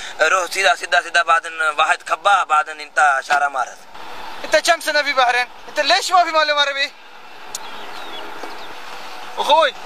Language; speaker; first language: Arabic; non-native, learner; Punjabi